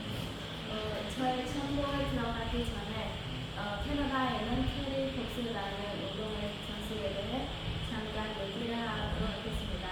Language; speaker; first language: Korean; non-native, fluent; Khmer